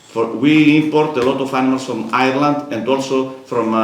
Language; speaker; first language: English; non-native, fluent; Greek